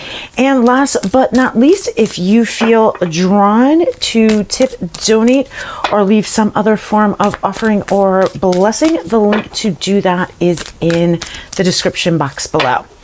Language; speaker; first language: English; native; English